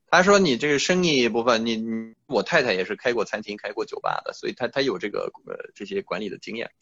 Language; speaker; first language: Chinese; non-native, fluent; French